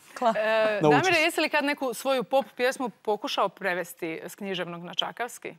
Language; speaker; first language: Croatian; native; Croatian